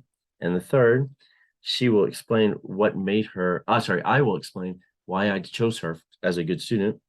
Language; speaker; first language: English; non-native, fluent; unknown